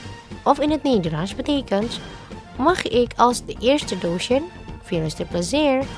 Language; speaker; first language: Dutch; non-native, learner; Indonesian